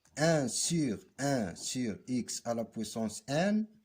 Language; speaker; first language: French; non-native, local second language; Arabic